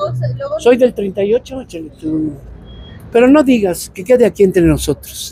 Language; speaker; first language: Spanish; native; Spanish